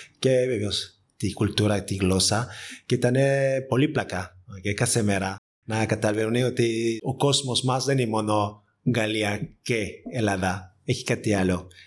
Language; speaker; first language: Greek; non-native, fluent; French